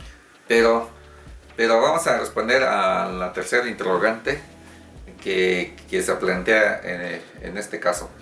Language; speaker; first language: Spanish; native; Spanish